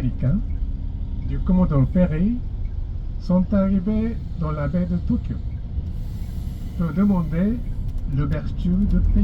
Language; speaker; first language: French; non-native, fluent; Japanese